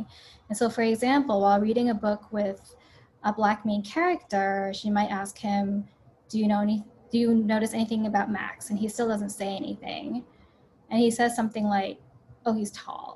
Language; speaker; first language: English; early bilingual, other home language; Cantonese